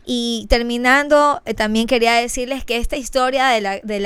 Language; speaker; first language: Spanish; native; Spanish